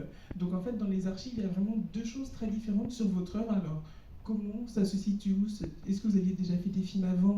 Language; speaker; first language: French; native; French